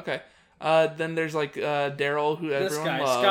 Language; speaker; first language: English; native; English